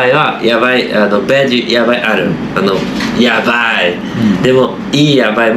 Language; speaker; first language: Japanese; non-native, learner; Portuguese